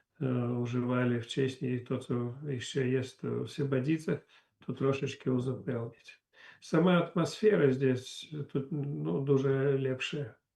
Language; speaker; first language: Polish; non-native, learner; Belarusian